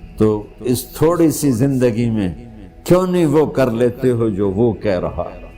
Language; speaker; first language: Urdu; non-native, local second language; Punjabi